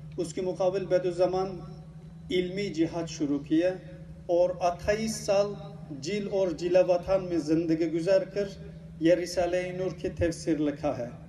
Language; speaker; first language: Urdu; non-native, learner; Turkish